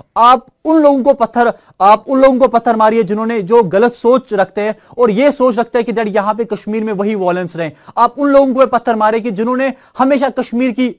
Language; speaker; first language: Hindi; non-native, local second language; Kashmiri